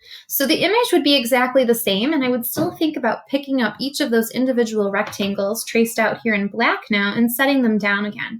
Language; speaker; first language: English; native; English